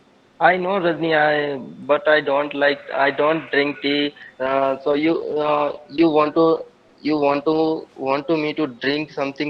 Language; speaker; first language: English; non-native, learner; Hindi